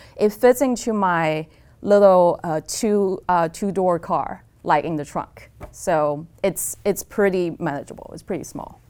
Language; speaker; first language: English; non-native, fluent; Chinese